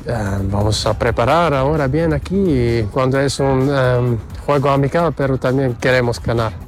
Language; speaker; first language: Spanish; early bilingual, heritage; Spanish